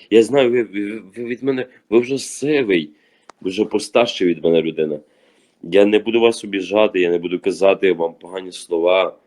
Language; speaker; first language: Ukrainian; native; Ukrainian